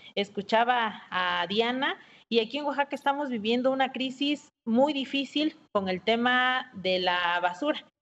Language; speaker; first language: Spanish; native; Spanish